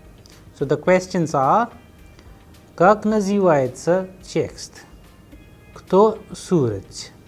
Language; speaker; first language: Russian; non-native, fluent; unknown